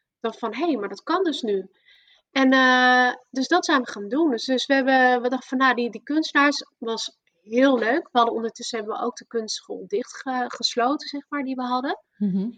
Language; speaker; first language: Dutch; native; Dutch